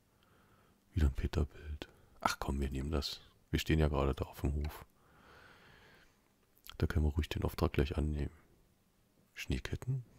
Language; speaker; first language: German; native; German